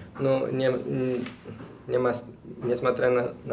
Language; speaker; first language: Russian; non-native, fluent; Spanish